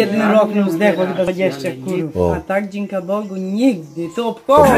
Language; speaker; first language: Polish; early bilingual, heritage; Polish